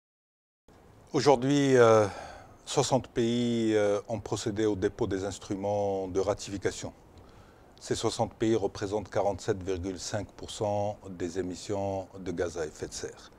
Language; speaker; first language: French; non-native, local second language; Arabic